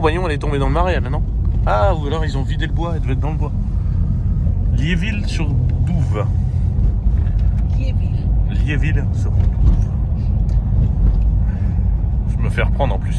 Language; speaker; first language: French; native; French